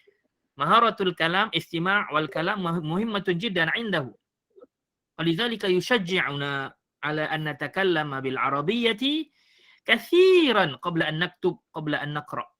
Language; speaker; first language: Arabic; non-native, fluent; Malay